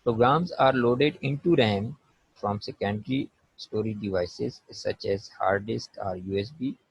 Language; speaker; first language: English; non-native, local second language; Urdu